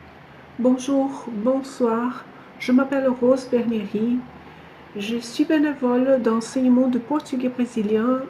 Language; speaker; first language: French; non-native, fluent; Portuguese